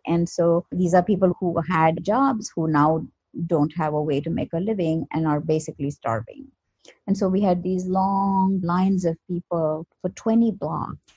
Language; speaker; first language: English; non-native, local second language; Malayalam